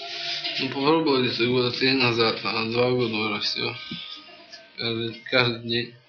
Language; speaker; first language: Russian; non-native, local second language; Kyrgyz